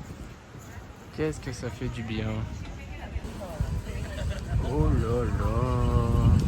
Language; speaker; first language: French; native; French